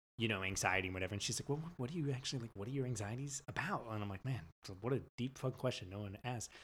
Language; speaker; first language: English; native; English